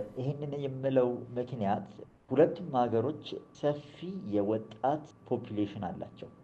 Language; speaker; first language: Amharic; early bilingual, other home language; Gujarati